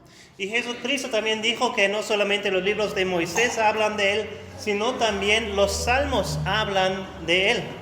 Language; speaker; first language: Spanish; non-native, fluent; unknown